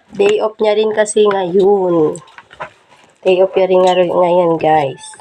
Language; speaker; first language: Filipino; non-native, local second language; Hiligaynon